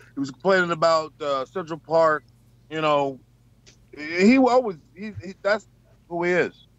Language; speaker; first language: English; native; English